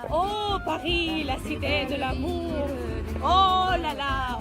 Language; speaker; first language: French; non-native, learner; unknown